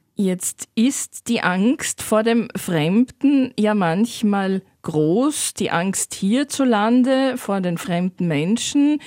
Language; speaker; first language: German; native; German